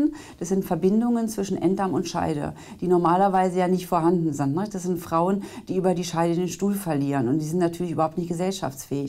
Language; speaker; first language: German; native; German